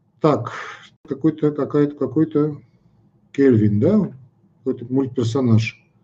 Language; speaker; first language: Russian; non-native, local second language; Armenian